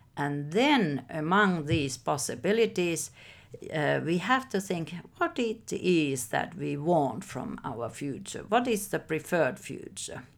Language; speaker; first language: English; non-native, fluent; Finnish